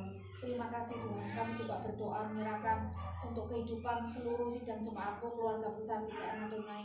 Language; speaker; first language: Indonesian; non-native, local second language; Javanese